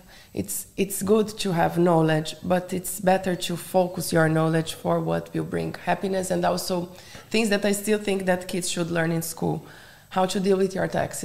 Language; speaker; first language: English; non-native, fluent; Portuguese